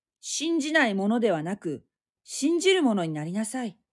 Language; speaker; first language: Japanese; native; Japanese